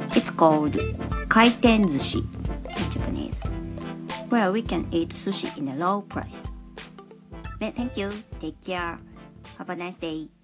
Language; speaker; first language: English; non-native, fluent; Japanese